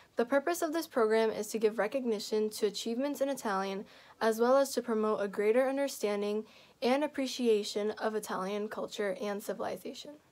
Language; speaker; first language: English; native; English